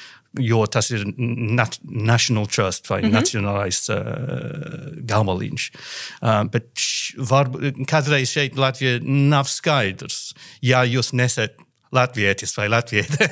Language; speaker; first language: Latvian; non-native, learner; English